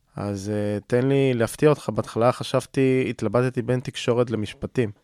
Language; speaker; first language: Hebrew; non-native, fluent; Spanish